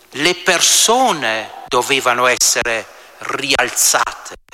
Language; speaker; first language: Italian; non-native, local second language; German